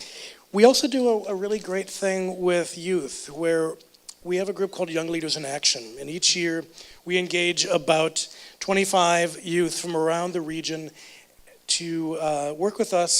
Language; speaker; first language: English; native; English